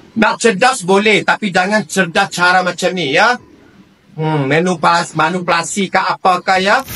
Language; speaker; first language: Malay; native; Malay